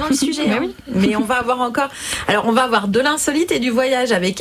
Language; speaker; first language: French; native; French